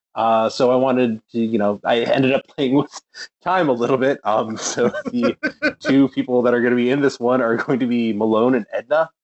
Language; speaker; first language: English; native; English